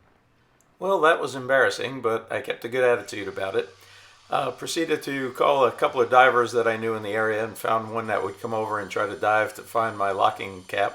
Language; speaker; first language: English; native; English